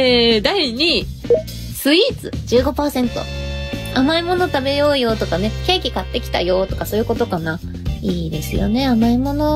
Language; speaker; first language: Japanese; native; Japanese